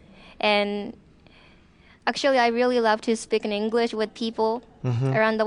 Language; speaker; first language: English; non-native, learner; Japanese